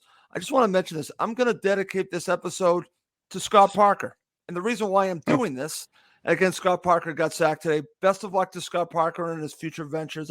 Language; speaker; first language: English; native; English